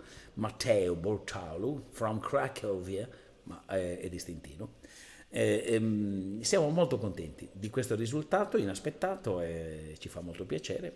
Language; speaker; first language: Italian; native; Italian